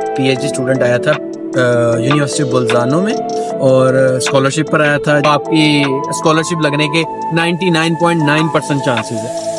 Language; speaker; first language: Urdu; non-native, local second language; Punjabi